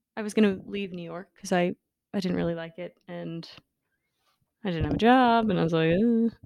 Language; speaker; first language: English; native; English